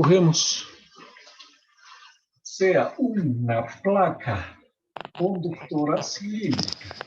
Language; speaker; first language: Spanish; native; Spanish